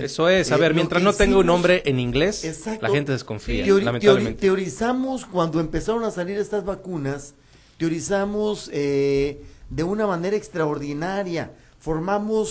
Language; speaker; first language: Spanish; native; Spanish